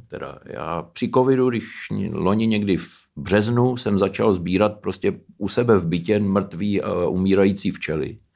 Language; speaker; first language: Czech; early bilingual, heritage; Czech